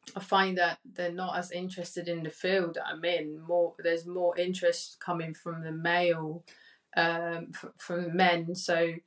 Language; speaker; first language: English; early bilingual, other home language; Spanish